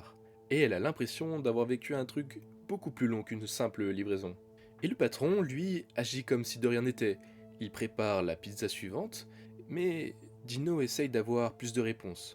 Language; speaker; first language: French; native; French